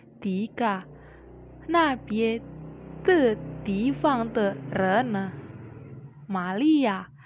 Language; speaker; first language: Chinese; non-native, learner; Indonesian